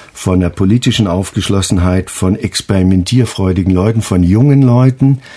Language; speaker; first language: German; native; German